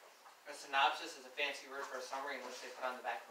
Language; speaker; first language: English; native; English